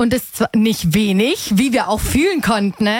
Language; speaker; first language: German; native; German